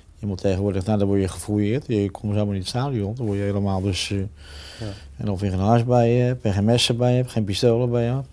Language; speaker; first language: Dutch; native; Dutch